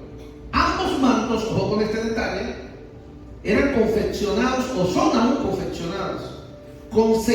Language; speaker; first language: Spanish; native; Spanish